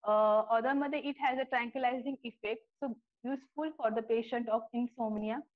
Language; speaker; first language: English; non-native, local second language; Marathi